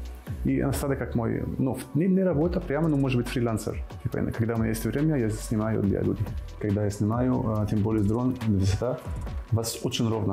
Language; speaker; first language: Russian; non-native, fluent; Arabic